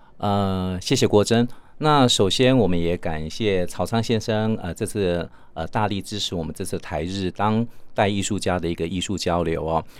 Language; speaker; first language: Chinese; native; Chinese